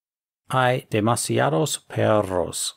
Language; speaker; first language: Spanish; non-native, fluent; English